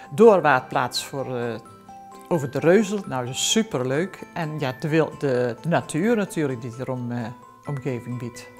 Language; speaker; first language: Dutch; native; Dutch